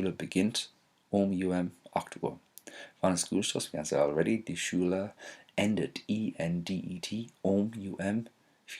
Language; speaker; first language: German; non-native, fluent; English